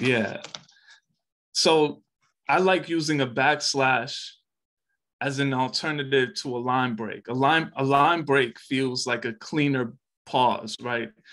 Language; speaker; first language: English; early bilingual, other home language; Spanish